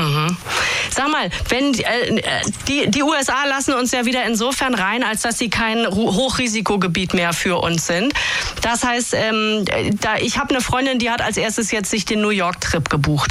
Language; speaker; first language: German; native; German